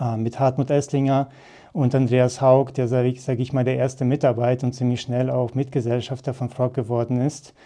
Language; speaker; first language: German; early bilingual, other home language; Russian